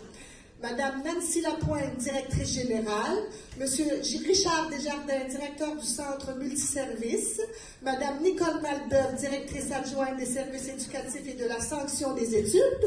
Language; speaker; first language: French; native; French